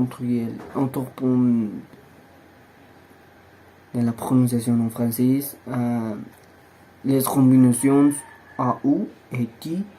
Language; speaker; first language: French; non-native, learner; Spanish